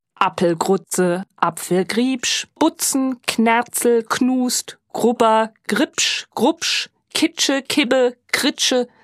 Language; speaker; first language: German; native; German